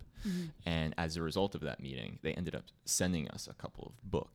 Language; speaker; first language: English; native; English